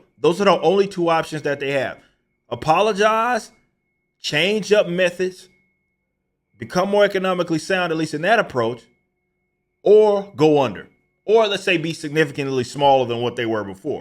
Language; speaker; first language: English; native; English